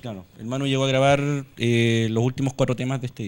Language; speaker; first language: Spanish; native; Spanish